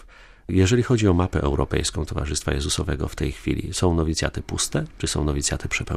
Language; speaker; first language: Polish; native; Polish